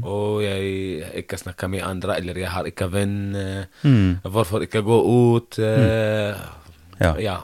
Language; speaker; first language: Norwegian; non-native, learner; Arabic